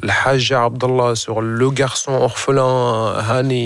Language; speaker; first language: French; non-native, fluent; Arabic